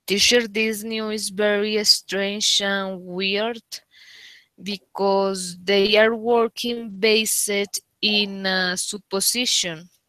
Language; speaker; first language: English; non-native, learner; Spanish